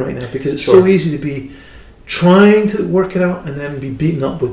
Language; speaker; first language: English; native; English